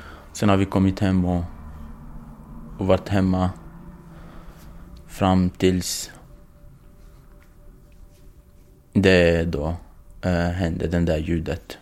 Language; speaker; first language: Swedish; non-native, fluent; Kurdish